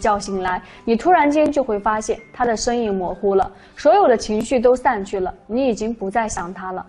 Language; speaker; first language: Chinese; native; Chinese